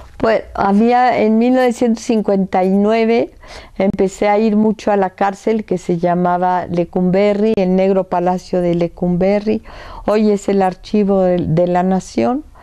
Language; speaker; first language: Spanish; early bilingual, other home language; French